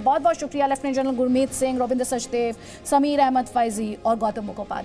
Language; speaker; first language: Hindi; native; Hindi